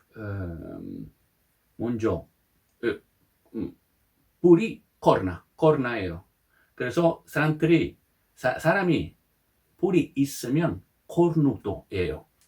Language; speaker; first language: Korean; non-native, learner; Italian